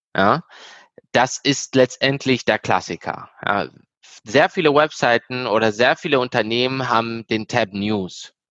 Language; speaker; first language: German; early bilingual, heritage; German